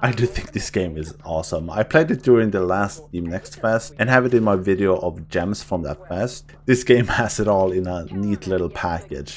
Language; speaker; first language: English; non-native, fluent; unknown